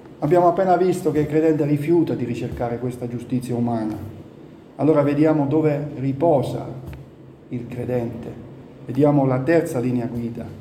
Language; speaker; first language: Italian; native; Italian